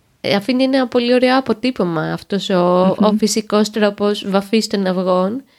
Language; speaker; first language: Greek; native; Greek